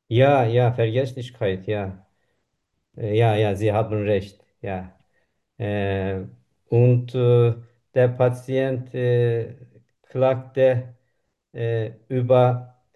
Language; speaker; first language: German; non-native, learner; Turkish